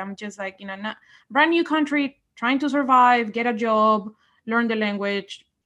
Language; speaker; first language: English; non-native, fluent; Spanish